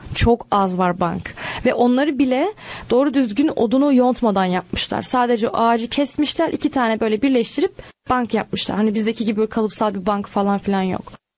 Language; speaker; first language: Turkish; native; Turkish